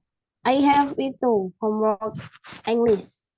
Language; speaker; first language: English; non-native, learner; Indonesian